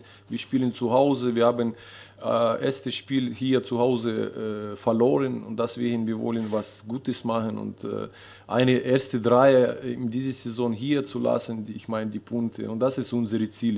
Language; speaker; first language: German; non-native, learner; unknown